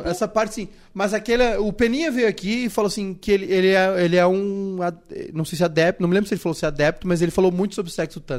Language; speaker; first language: Portuguese; native; Portuguese